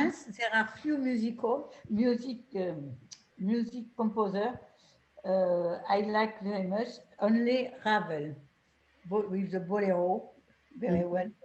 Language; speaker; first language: English; non-native, learner; French